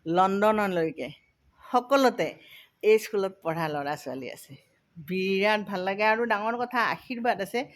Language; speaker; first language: Assamese; native; Assamese